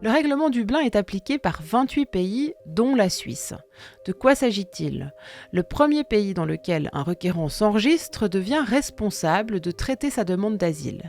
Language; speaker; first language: French; native; French